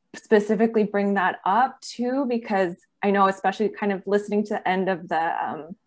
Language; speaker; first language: English; native; English